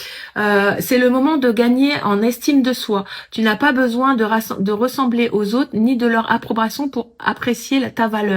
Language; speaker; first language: French; native; French